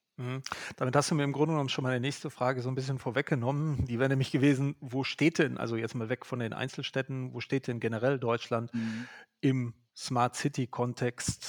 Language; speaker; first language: German; native; German